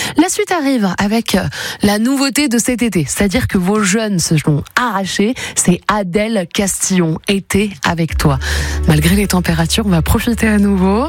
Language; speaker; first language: French; native; French